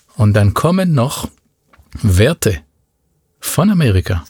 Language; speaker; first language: German; non-native, fluent; Hebrew